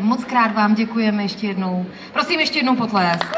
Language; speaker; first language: Czech; native; Czech